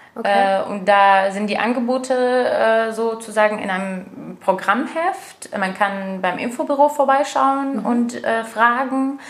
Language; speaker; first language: German; non-native, fluent; Arabic